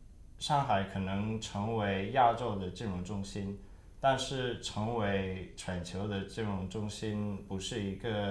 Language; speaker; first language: Chinese; early bilingual, heritage; Chinese